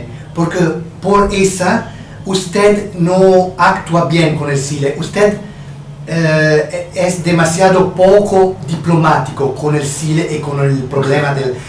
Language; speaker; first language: Spanish; non-native, fluent; Italian